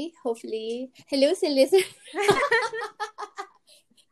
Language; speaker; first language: English; non-native, local second language; Filipino